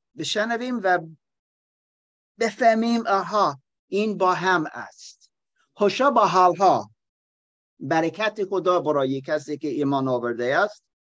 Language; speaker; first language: Persian; non-native, learner; German